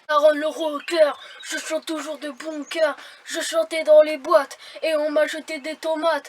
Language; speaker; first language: French; native; French